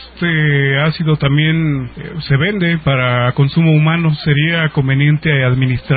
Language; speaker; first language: Spanish; native; Spanish